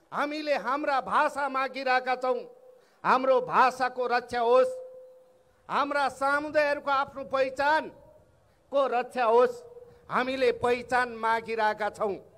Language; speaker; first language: Nepali; non-native, local second language; Eastern Tamang